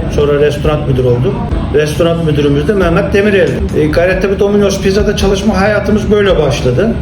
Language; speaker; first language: Turkish; native; Turkish